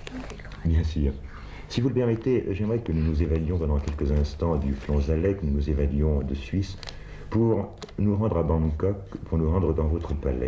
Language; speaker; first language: French; native; French